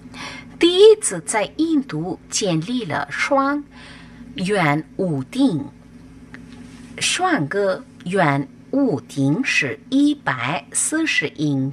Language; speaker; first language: Chinese; non-native, fluent; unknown